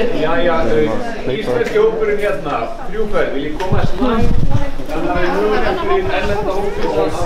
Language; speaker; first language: Icelandic; native; Icelandic